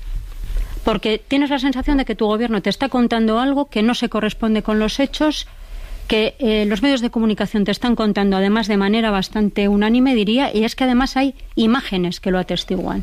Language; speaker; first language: Spanish; native; Spanish